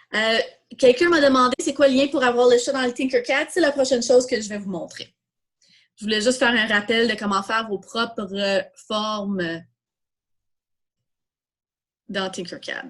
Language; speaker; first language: French; native; French